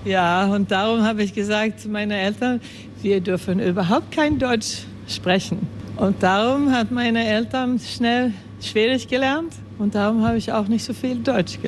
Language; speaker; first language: German; early bilingual, heritage; German